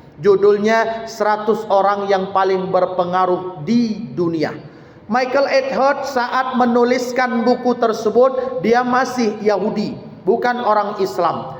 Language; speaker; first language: Malay; native; Malay